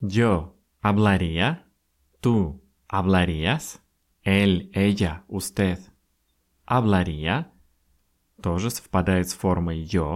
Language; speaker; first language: Spanish; non-native, fluent; Russian